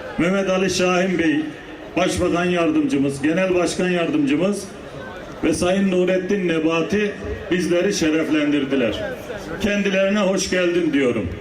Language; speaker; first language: Turkish; native; Turkish